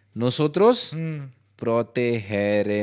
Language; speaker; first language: Spanish; non-native, learner; Hindi